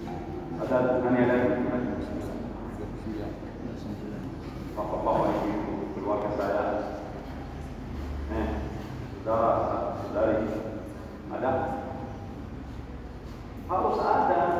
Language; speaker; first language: Indonesian; non-native, learner; Arabic